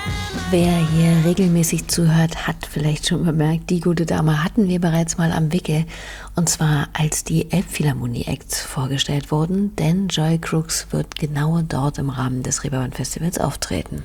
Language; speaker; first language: German; native; German